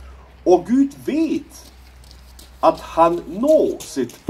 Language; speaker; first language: Swedish; non-native, learner; German